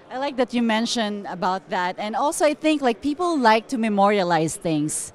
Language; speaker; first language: English; non-native, local second language; Filipino